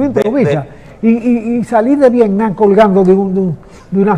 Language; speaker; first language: Spanish; native; Spanish